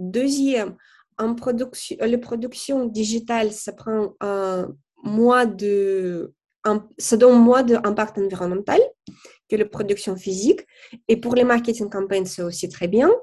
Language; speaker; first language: French; non-native, fluent; Russian